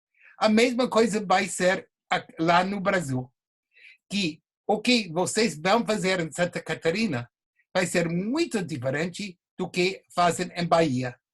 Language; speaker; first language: Portuguese; non-native, fluent; English